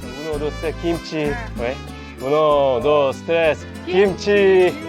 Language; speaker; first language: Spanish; non-native, learner; Korean